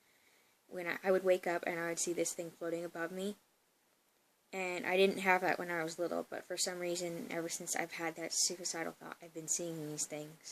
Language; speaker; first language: English; native; English